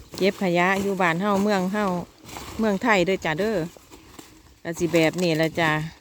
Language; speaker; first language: Thai; native; Thai